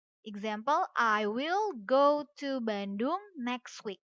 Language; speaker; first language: English; non-native, fluent; Indonesian